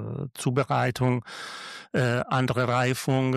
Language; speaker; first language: German; non-native, learner; Italian